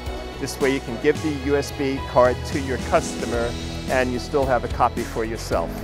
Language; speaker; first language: English; native; English